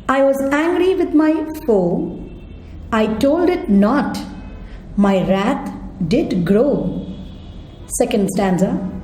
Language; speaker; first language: English; non-native, local second language; Kannada